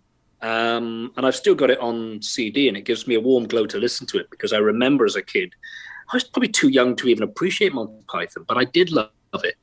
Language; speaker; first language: English; native; English